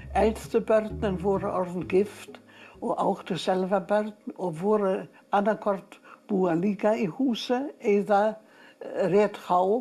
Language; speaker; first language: Icelandic; non-native, fluent; German